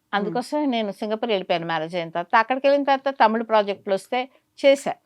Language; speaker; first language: Telugu; native; Telugu